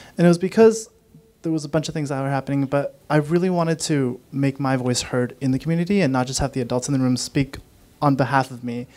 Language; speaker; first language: English; native; English